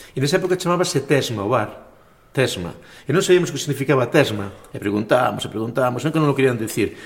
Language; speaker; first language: Galician; native; Galician